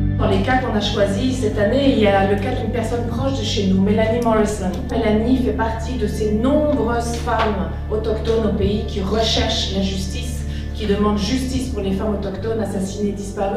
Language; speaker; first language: French; native; French